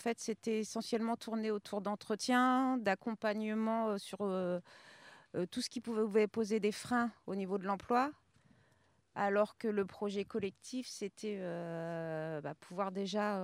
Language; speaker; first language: French; native; French